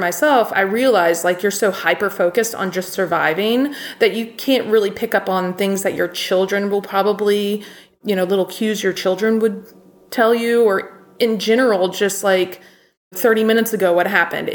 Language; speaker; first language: English; native; English